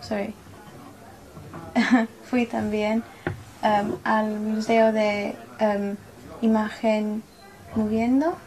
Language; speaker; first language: Spanish; non-native, learner; English